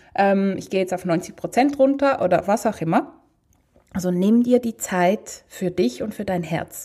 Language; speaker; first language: German; native; German